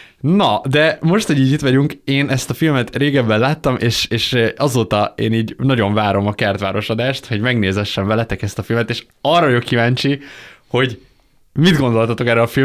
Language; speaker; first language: Hungarian; native; Hungarian